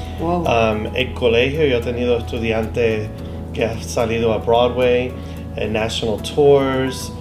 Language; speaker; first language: Spanish; early bilingual, heritage; Spanish